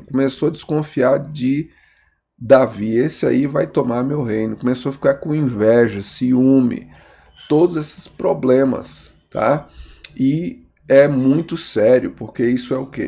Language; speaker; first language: Portuguese; native; Portuguese